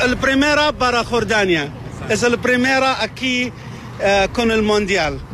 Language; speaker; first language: Spanish; non-native, learner; Arabic